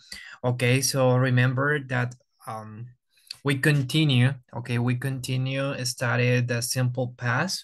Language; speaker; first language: English; non-native, fluent; Spanish